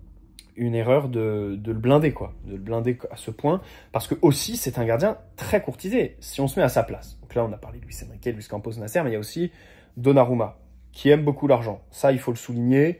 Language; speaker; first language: French; native; French